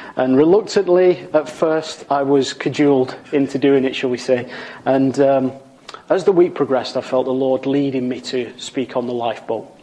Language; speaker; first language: English; native; English